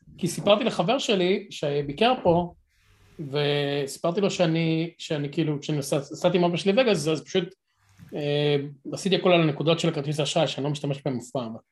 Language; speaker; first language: Hebrew; native; Hebrew